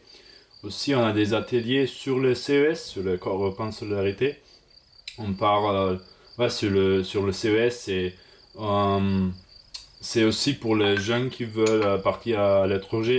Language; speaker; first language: French; non-native, learner; German